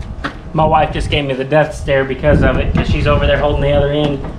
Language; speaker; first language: English; native; English